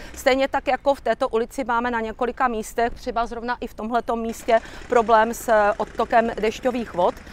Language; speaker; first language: Czech; native; Czech